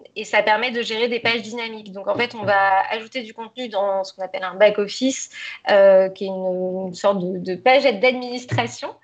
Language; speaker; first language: French; native; French